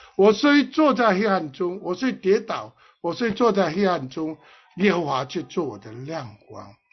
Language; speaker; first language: Chinese; non-native, local second language; Cantonese